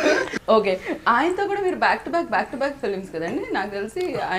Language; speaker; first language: Telugu; native; Telugu